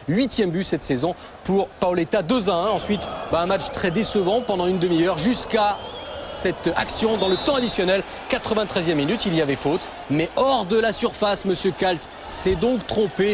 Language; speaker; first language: French; native; French